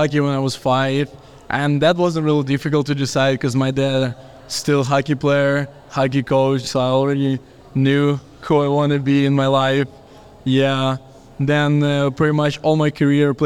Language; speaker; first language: English; non-native, fluent; Ukrainian